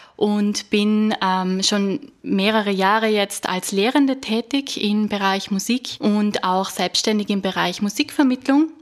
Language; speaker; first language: German; native; German